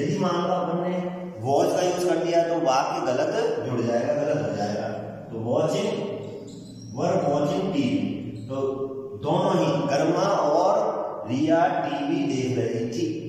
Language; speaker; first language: Hindi; native; Hindi